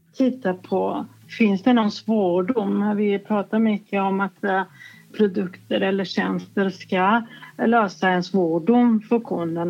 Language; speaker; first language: Swedish; non-native, fluent; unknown